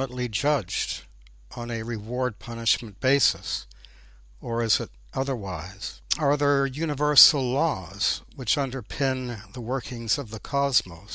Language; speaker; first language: English; native; English